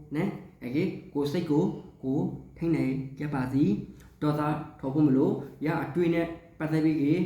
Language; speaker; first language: Burmese; native; Burmese